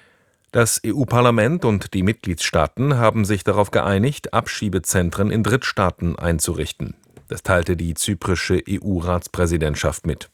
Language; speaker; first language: German; native; German